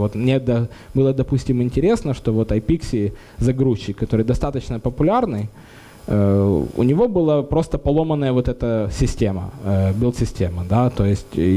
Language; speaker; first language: Russian; native; Russian